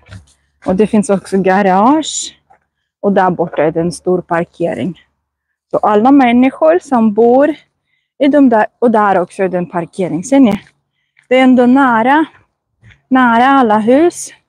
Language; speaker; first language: Swedish; non-native, fluent; Russian